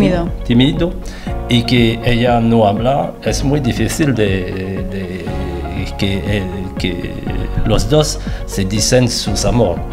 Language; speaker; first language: Spanish; non-native, fluent; French